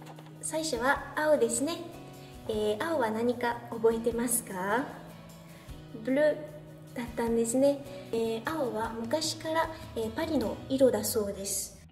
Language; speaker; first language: Japanese; non-native, fluent; French